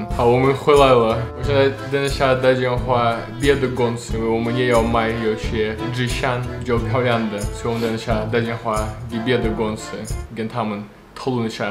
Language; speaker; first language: Chinese; non-native, learner; Russian